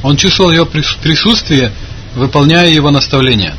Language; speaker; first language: Russian; native; Russian